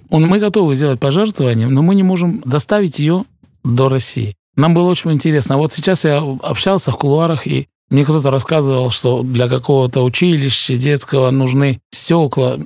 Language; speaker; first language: Russian; early bilingual, heritage; Russian